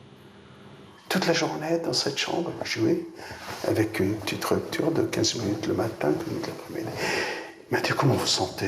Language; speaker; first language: French; non-native, local second language; Arabic